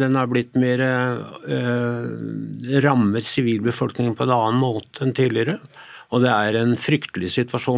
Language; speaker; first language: Norwegian; native; Norwegian